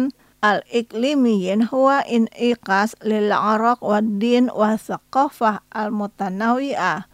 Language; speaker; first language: Arabic; non-native, learner; Indonesian